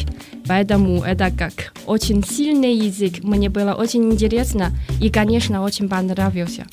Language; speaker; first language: Russian; non-native, learner; Chinese